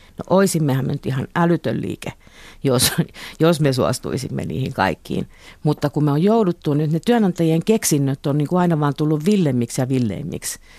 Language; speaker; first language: Finnish; native; Finnish